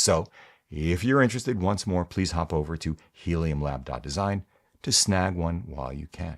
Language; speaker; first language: English; native; English